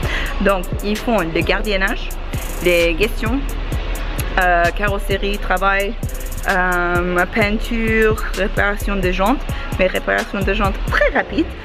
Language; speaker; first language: French; non-native, learner; English